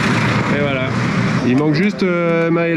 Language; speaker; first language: French; native; French